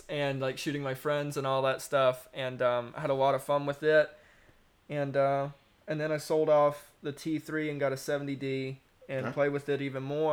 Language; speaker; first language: English; native; English